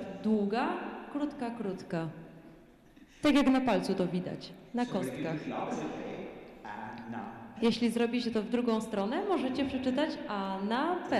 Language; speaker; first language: Polish; native; Polish